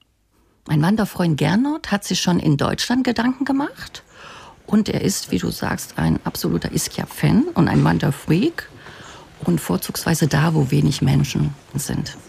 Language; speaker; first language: German; native; German